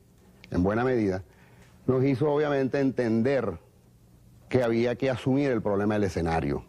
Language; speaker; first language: Spanish; native; Spanish